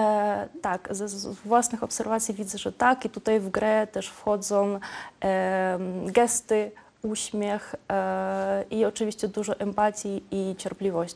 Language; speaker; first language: Polish; non-native, local second language; Ukrainian